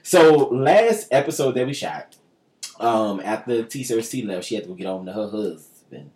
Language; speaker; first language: English; native; English